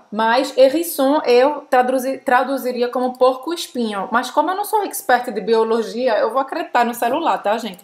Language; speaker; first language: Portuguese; native; Portuguese